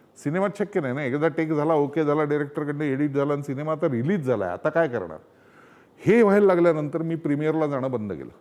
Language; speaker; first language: Marathi; native; Marathi